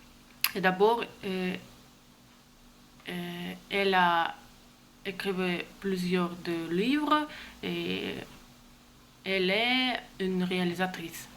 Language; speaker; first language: French; non-native, learner; Russian